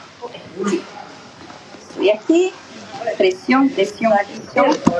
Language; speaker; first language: Spanish; non-native, learner; Portuguese